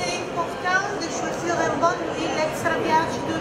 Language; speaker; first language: French; non-native, fluent; Italian